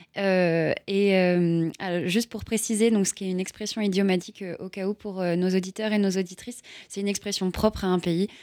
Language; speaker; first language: French; native; French